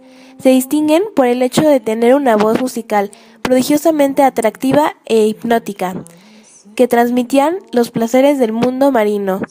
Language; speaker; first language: Spanish; native; Spanish